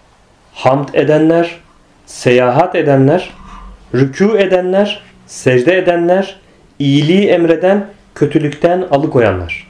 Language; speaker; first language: Turkish; native; Turkish